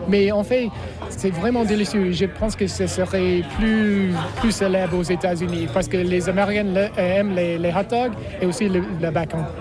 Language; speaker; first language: French; non-native, learner; English